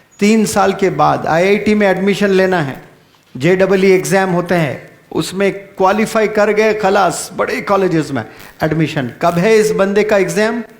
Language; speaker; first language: Urdu; native; Urdu